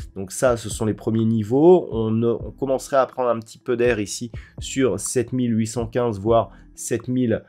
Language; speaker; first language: French; native; French